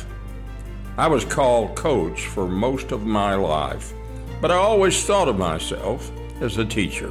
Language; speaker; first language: English; native; English